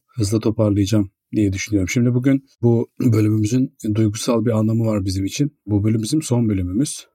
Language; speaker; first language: Turkish; native; Turkish